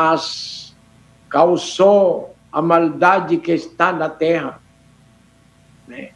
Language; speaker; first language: Portuguese; non-native, learner; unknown